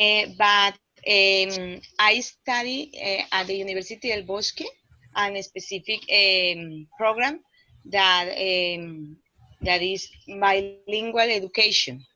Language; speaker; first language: English; non-native, learner; Spanish